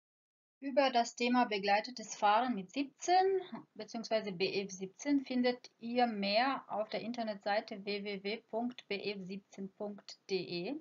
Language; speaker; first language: German; non-native, fluent; Croatian